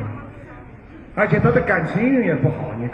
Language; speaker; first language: Chinese; native; Chinese